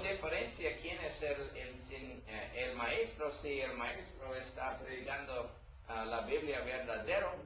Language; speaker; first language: Spanish; non-native, learner; English